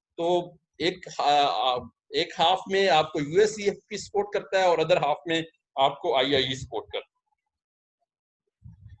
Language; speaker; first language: Urdu; non-native, local second language; Punjabi